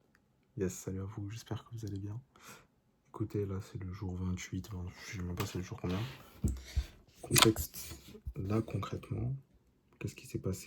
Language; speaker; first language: French; native; French